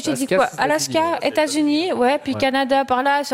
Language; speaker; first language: French; native; French